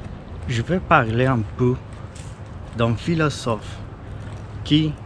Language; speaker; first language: French; non-native, fluent; Spanish